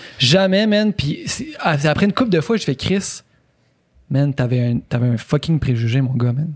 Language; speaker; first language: French; native; French